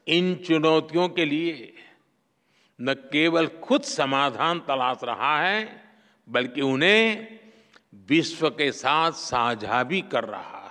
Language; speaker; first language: Hindi; non-native, local second language; Gujarati